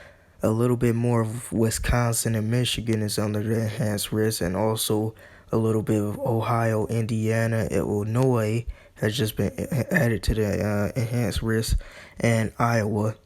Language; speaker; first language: English; native; English